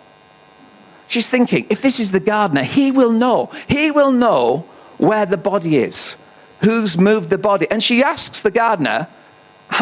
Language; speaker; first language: English; native; English